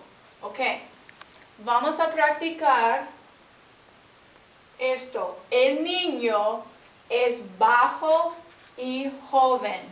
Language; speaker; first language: Spanish; non-native, fluent; English